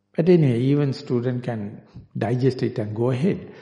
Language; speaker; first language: English; non-native, local second language; Sinhala